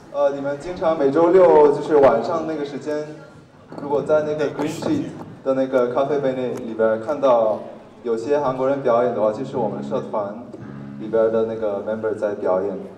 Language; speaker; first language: Chinese; non-native, fluent; Korean